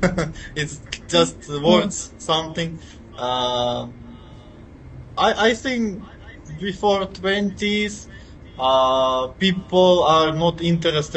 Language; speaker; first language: English; non-native, fluent; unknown